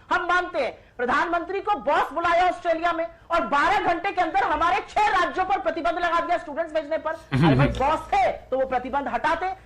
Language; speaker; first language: Hindi; native; Hindi